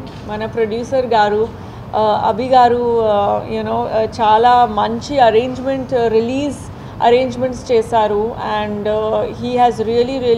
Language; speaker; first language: Telugu; non-native, fluent; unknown